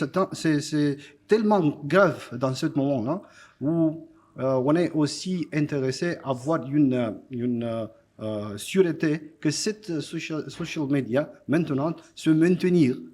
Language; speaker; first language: French; non-native, fluent; Romanian